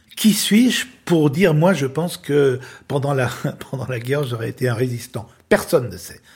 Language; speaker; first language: French; native; French